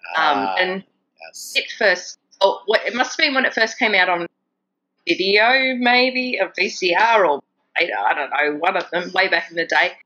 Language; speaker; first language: English; native; English